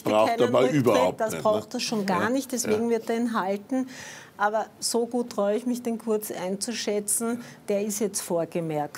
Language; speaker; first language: German; native; German